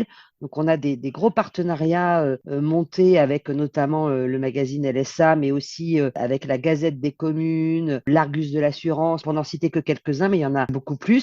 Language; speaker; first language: French; native; French